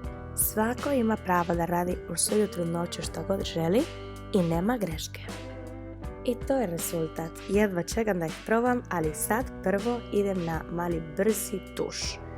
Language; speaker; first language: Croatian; non-native, fluent; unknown